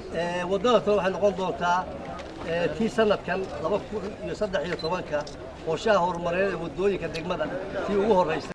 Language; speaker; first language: Somali; native; Somali